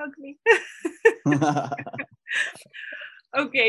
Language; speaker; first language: English; non-native, local second language; Filipino